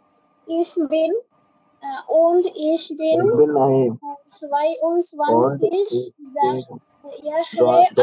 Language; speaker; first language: German; non-native, learner; Bangla